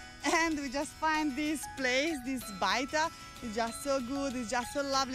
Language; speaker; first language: English; non-native, fluent; Italian